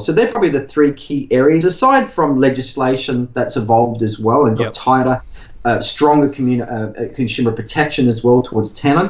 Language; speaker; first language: English; native; English